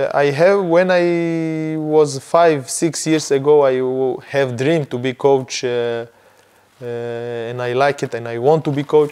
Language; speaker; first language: English; non-native, fluent; Hebrew